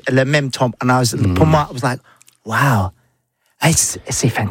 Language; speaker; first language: French; non-native, learner; English